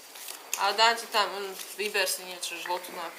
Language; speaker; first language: Slovak; native; Slovak